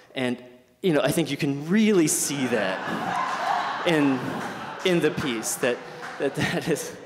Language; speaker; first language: English; native; English